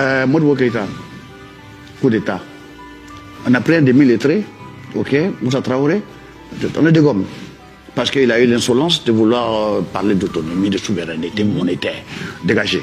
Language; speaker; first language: French; non-native, local second language; Dyula